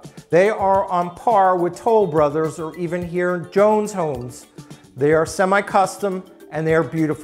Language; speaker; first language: English; native; English